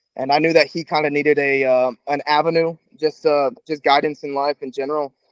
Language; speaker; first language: English; native; English